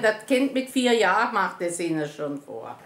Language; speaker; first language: German; native; German